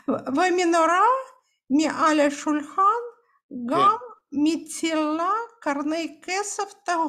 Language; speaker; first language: Hebrew; non-native, fluent; Russian